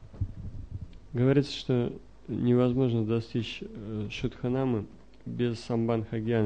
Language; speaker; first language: Russian; native; Russian